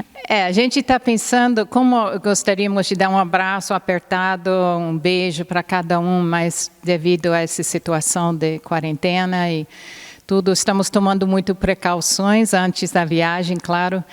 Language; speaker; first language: Portuguese; non-native, fluent; English